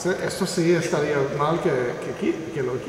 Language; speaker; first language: Spanish; non-native, fluent; English